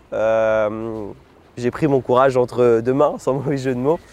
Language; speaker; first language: French; native; French